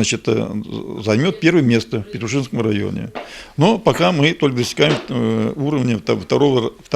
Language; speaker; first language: Russian; native; Russian